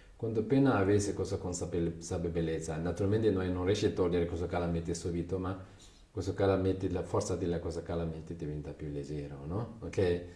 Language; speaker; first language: Italian; non-native, learner; Chinese